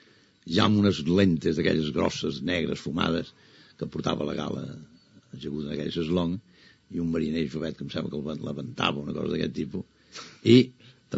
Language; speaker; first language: Catalan; native; Catalan